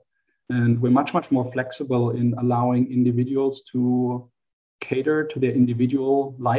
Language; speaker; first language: English; non-native, fluent; German